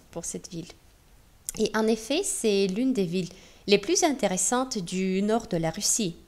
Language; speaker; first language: French; non-native, fluent; Russian